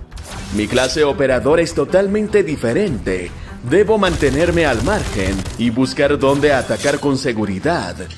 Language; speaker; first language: Spanish; native; Spanish